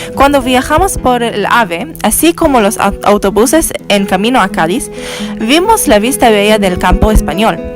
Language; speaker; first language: Spanish; non-native, learner; English